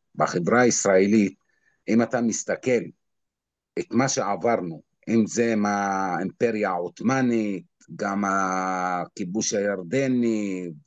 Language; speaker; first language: Hebrew; non-native, local second language; Arabic